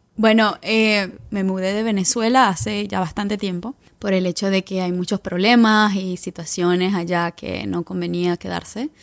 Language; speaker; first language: Spanish; native; Spanish